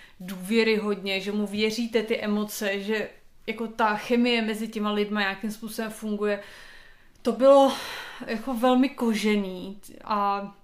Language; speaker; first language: Czech; native; Czech